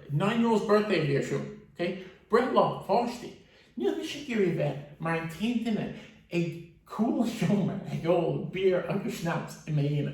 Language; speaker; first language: Irish; native; Irish